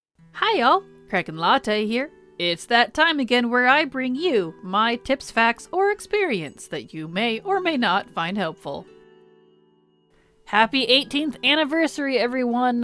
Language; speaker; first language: English; native; English